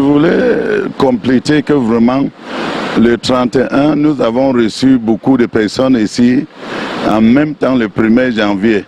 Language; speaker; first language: French; non-native, local second language; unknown